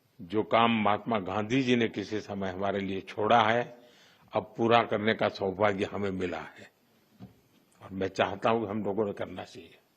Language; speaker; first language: Hindi; non-native, local second language; Gujarati